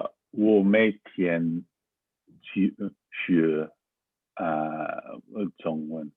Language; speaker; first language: Chinese; non-native, learner; English